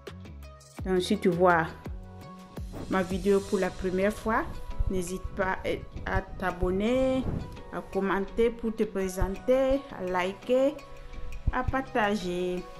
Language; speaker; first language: French; non-native, fluent; Italian